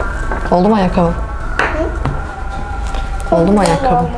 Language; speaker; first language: Turkish; native; Turkish